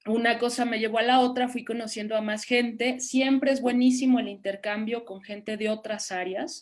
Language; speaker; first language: Spanish; native; Spanish